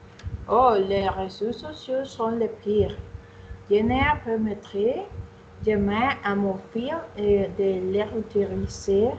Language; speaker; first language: French; non-native, learner; Spanish